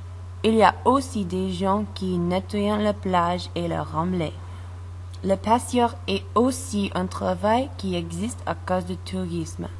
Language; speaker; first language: French; non-native, learner; English